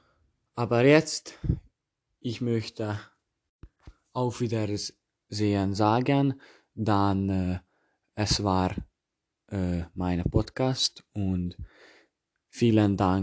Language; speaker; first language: German; non-native, learner; Hungarian